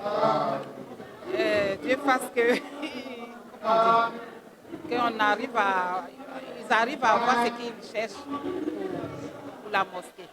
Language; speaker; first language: French; non-native, local second language; Dyula